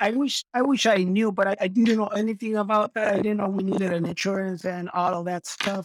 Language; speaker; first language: English; non-native, fluent; Spanish